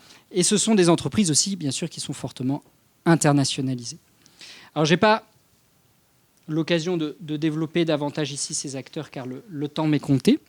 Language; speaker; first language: French; native; French